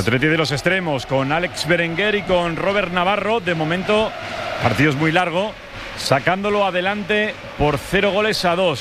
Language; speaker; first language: Spanish; native; Spanish